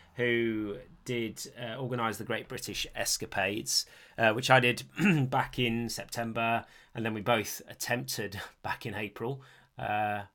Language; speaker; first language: English; native; English